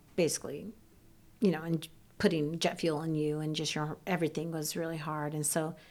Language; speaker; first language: English; early bilingual, other home language; Serbian